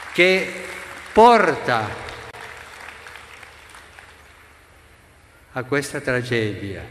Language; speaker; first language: Italian; non-native, fluent; Spanish